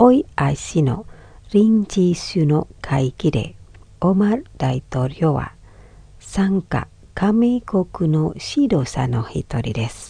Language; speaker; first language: Japanese; non-native, fluent; Indonesian